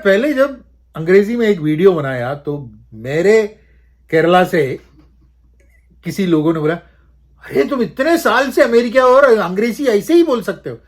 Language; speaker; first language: Hindi; non-native, local second language; Malayalam